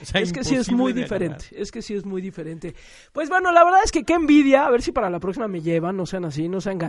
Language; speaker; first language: Spanish; native; Spanish